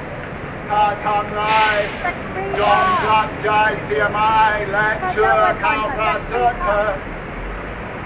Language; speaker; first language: Thai; non-native, learner; English